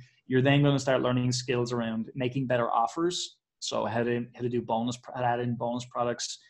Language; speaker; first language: English; native; English